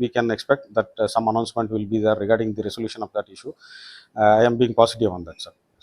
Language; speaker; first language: English; non-native, local second language; Tamil